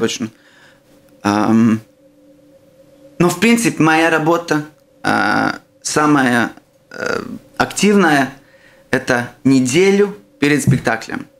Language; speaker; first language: Russian; non-native, local second language; Latvian